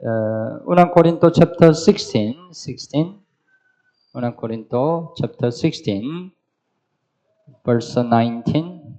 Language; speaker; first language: Filipino; non-native, learner; Korean